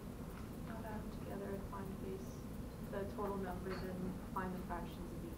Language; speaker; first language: English; native; English